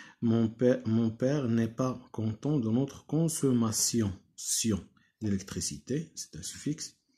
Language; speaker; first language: French; non-native, local second language; Arabic